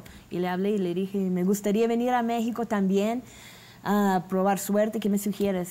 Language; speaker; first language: Spanish; non-native, fluent; English